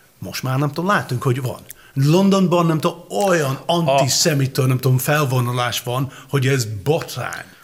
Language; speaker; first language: Hungarian; non-native, learner; English